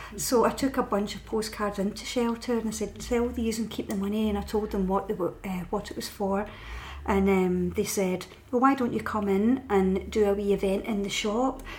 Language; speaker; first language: English; native; English